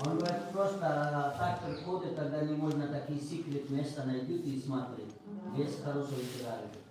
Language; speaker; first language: Russian; non-native, learner; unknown